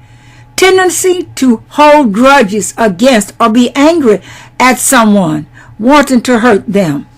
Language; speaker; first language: English; native; English